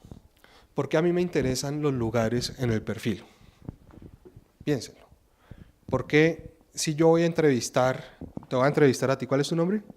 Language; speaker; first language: Spanish; native; Spanish